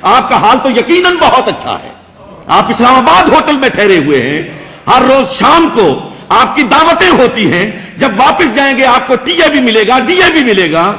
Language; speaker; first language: Urdu; non-native, local second language; Punjabi